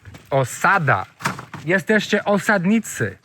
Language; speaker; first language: Polish; non-native, learner; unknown